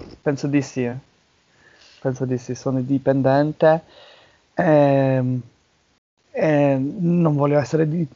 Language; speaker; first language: Italian; non-native, learner; English